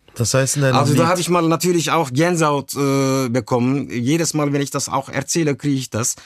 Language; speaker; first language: German; early bilingual, other home language; Turkish